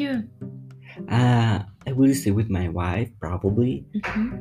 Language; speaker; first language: English; non-native, fluent; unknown